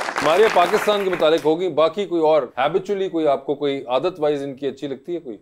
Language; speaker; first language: Urdu; non-native, local second language; Punjabi